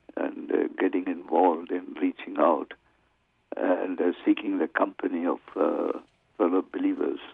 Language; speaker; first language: English; non-native, local second language; Tamil